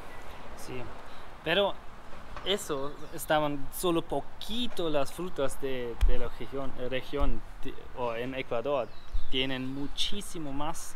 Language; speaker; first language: Spanish; non-native, learner; German